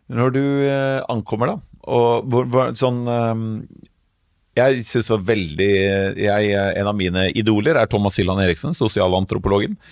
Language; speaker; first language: Norwegian; native; Norwegian